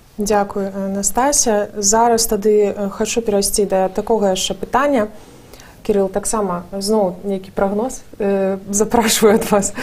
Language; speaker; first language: Belarusian; non-native, local second language; Russian